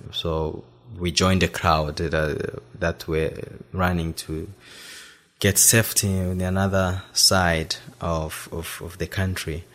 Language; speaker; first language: English; non-native, fluent; Rundi